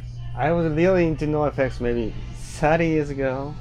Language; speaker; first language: English; non-native, learner; Japanese